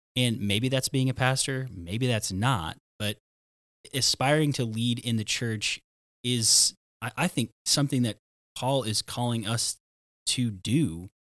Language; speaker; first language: English; native; English